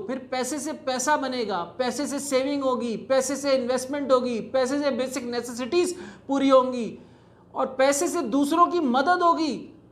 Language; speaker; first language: Urdu; native; Urdu